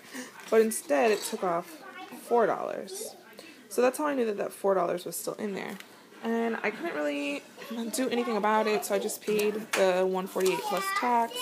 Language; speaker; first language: English; native; English